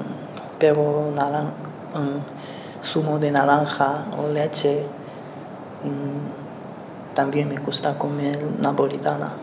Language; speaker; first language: Spanish; non-native, learner; Chinese